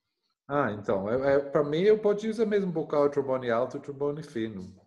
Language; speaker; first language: Portuguese; non-native, learner; English